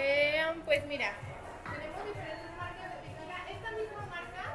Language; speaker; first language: Spanish; native; Spanish